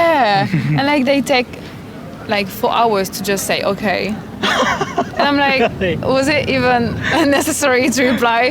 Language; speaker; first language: English; non-native, fluent; French